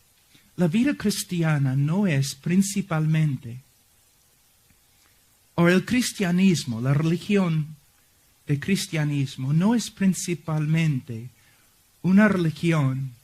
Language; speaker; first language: Spanish; non-native, fluent; English